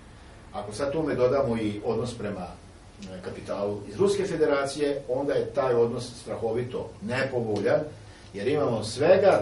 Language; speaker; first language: Serbian; native; Serbian